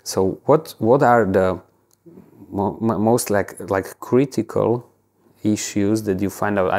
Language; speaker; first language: English; non-native, fluent; Slovak